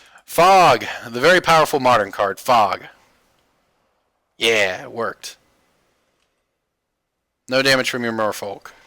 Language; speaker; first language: English; native; English